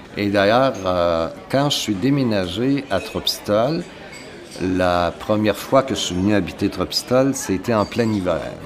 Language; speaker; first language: French; native; French